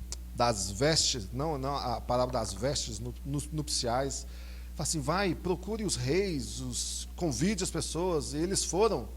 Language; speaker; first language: Portuguese; native; Portuguese